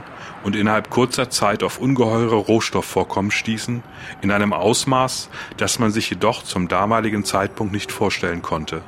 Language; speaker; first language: German; native; German